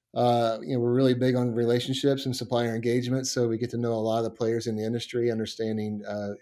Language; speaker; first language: English; native; English